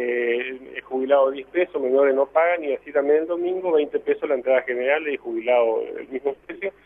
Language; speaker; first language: Spanish; native; Spanish